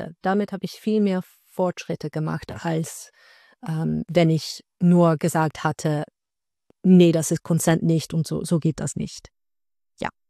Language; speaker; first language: German; non-native, fluent; Dutch